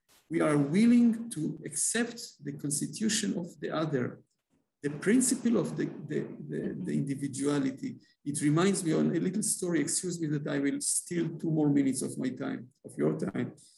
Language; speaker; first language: English; non-native, fluent; Hebrew